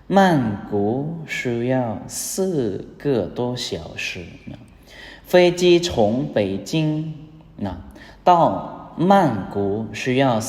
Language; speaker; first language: Chinese; non-native, fluent; Lao